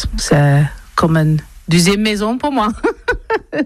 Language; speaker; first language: French; non-native, learner; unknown